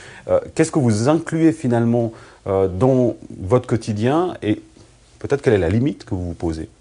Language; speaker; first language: French; native; French